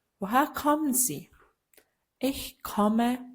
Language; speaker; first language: German; non-native, learner; Ukrainian